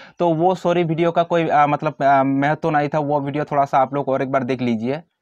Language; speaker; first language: Hindi; native; Hindi